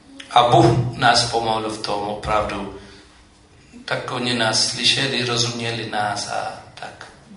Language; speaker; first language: Czech; non-native, fluent; Amharic